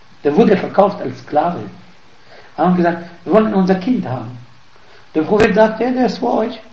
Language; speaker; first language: German; non-native, fluent; Arabic